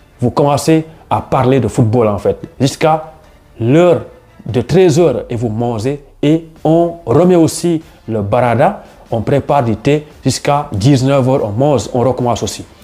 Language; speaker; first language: French; non-native, local second language; Wolof